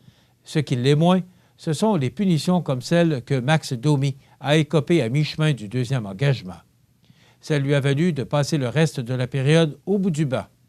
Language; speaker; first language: French; native; French